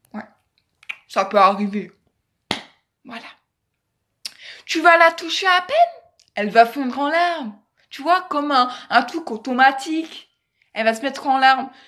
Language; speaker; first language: French; native; French